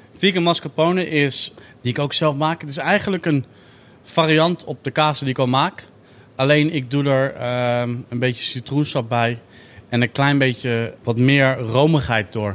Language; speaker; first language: Dutch; native; Dutch